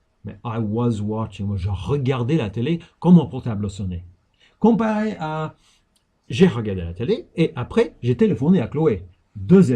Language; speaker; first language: French; non-native, fluent; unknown